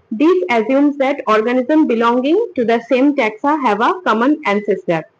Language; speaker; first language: English; non-native, local second language; Bangla